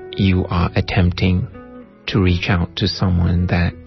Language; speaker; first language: English; non-native, local second language; Ganda